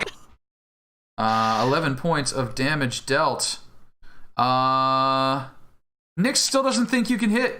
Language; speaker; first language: English; native; English